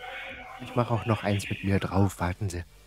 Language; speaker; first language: German; native; German